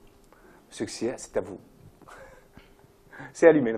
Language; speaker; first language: French; native; French